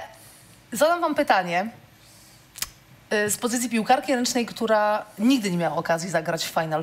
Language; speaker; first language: Polish; native; Polish